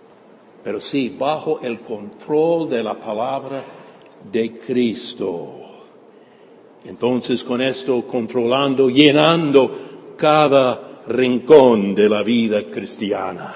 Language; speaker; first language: Spanish; non-native, fluent; English